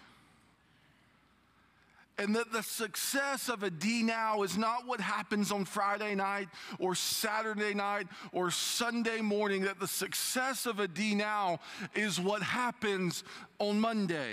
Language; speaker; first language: English; native; English